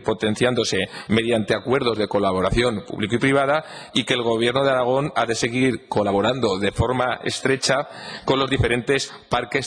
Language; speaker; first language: Spanish; native; Spanish